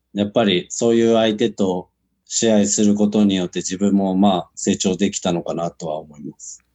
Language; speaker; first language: Japanese; native; Japanese